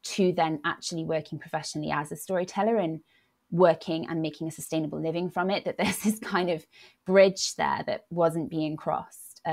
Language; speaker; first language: English; native; English